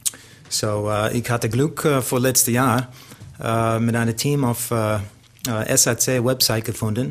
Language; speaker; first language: German; non-native, learner; English